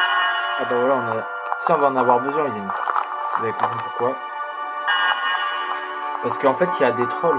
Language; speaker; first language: French; native; French